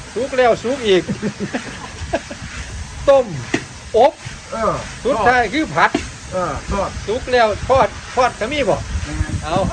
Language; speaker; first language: Thai; non-native, local second language; Northeastern Thai